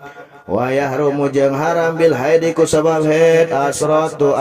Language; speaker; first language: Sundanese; native; Sundanese